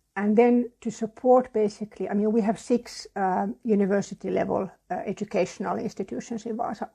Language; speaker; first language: English; non-native, fluent; Finnish